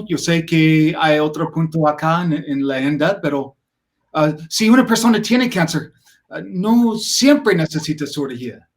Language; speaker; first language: Spanish; non-native, learner; English